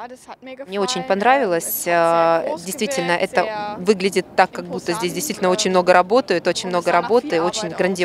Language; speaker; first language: Russian; non-native, fluent; German